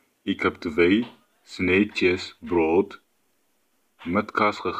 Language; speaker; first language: Dutch; non-native, fluent; Tigrinya